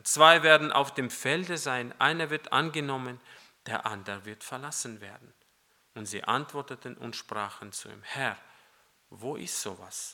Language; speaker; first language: German; non-native, fluent; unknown